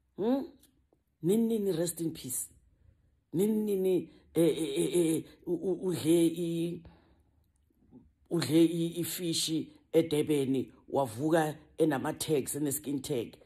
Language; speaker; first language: Zulu; native; Zulu